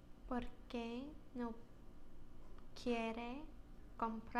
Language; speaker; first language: Spanish; non-native, learner; English